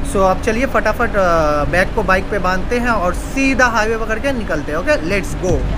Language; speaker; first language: Hindi; native; Hindi